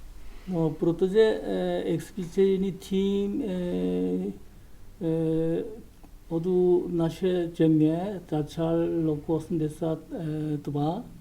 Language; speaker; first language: Czech; non-native, learner; Korean